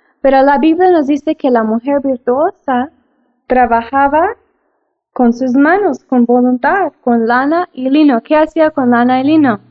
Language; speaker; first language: Spanish; non-native, fluent; English